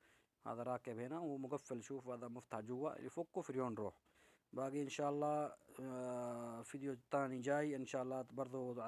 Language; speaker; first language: Arabic; non-native, learner; Urdu